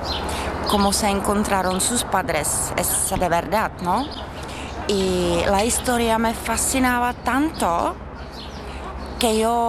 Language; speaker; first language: Spanish; non-native, fluent; Czech